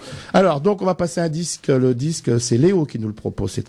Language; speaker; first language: French; native; French